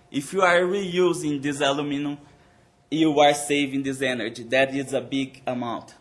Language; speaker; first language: English; non-native, fluent; Portuguese